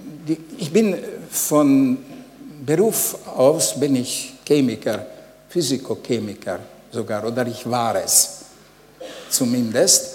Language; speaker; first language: German; non-native, fluent; Hungarian